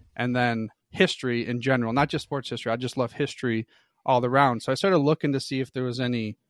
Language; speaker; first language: English; native; English